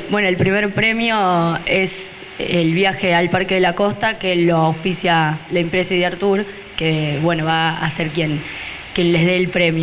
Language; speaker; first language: Spanish; native; Spanish